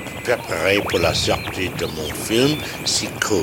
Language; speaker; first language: French; non-native, learner; English